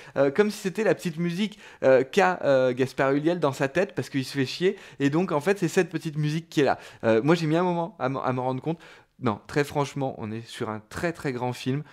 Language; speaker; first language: French; native; French